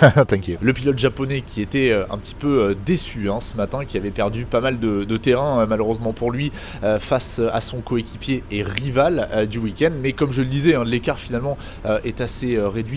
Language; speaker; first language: French; native; French